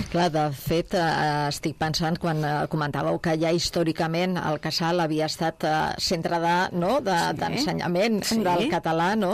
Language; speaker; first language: Catalan; native; Catalan